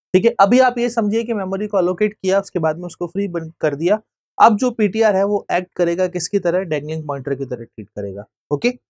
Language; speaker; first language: Hindi; native; Hindi